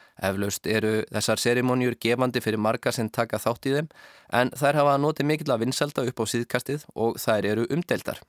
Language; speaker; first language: Icelandic; native; Icelandic